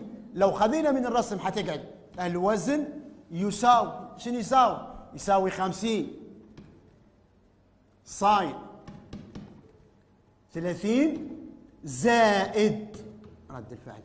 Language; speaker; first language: Arabic; native; Arabic